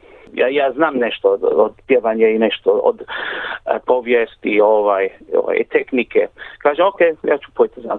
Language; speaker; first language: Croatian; early bilingual, heritage; English